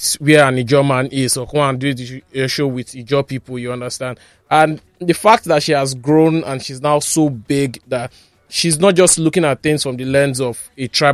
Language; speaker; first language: English; non-native, local second language; Yoruba